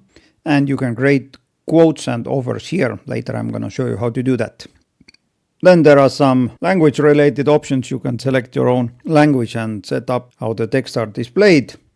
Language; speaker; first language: English; non-native, fluent; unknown